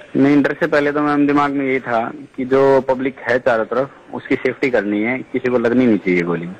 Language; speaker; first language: Hindi; native; Hindi